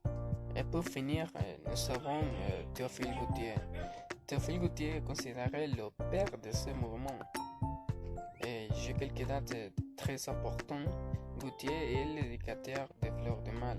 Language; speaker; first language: French; non-native, learner; Spanish